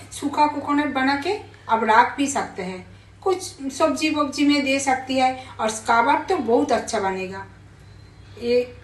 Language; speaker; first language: Hindi; non-native, local second language; Bangla